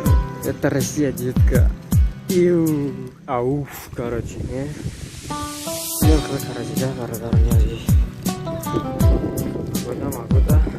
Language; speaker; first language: Russian; non-native, learner; Tajik